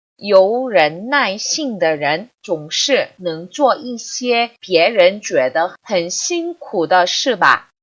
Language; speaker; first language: Chinese; non-native, fluent; Korean